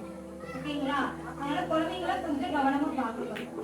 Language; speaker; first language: Tamil; native; Tamil